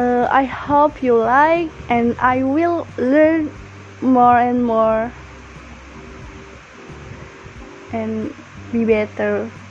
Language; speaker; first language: English; non-native, learner; Indonesian